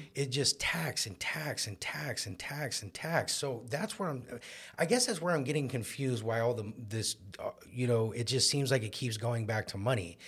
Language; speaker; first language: English; native; English